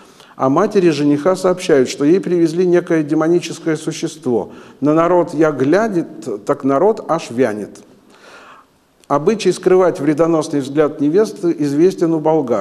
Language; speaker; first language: Russian; native; Russian